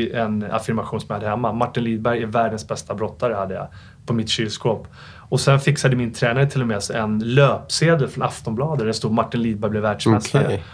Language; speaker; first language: Swedish; native; Swedish